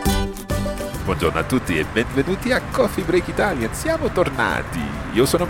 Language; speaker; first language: Italian; non-native, fluent; English